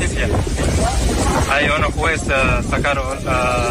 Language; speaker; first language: Spanish; non-native, learner; Arabic